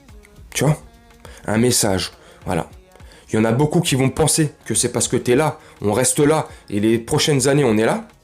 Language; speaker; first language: French; native; French